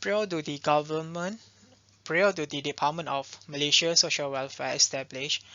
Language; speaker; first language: English; non-native, local second language; Malay